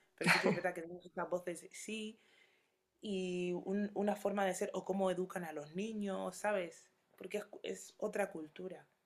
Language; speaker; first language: Spanish; early bilingual, other home language; Yoruba